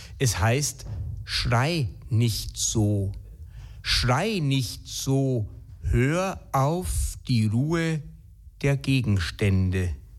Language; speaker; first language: German; native; German